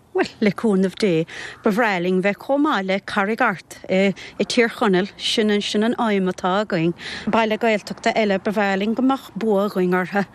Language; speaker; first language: Irish; native; Irish